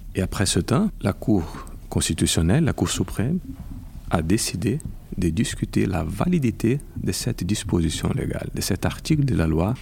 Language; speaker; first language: French; non-native, fluent; Portuguese